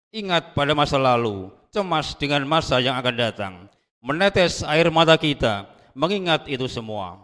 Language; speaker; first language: Indonesian; native; Indonesian